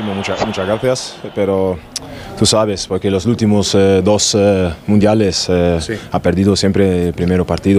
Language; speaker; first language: Spanish; non-native, learner; German